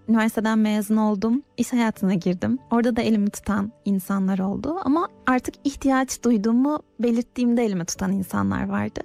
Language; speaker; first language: Turkish; native; Turkish